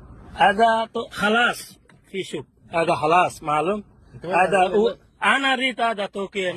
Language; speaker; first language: Arabic; non-native, learner; Bangla